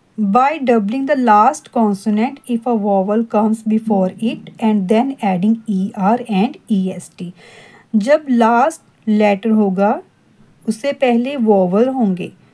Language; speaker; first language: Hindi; non-native, local second language; Punjabi